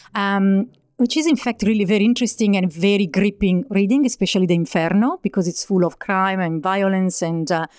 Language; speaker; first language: English; non-native, fluent; Italian